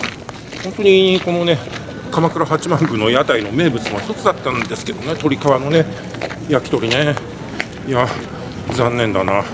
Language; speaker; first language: Japanese; native; Japanese